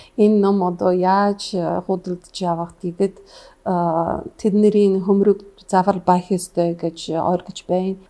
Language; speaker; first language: Mongolian; non-native, fluent; Polish